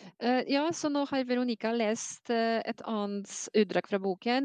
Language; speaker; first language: Norwegian; non-native, fluent; Polish